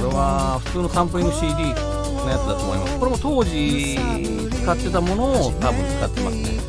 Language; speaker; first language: Japanese; native; Japanese